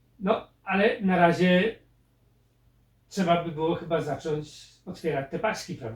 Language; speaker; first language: Polish; native; Polish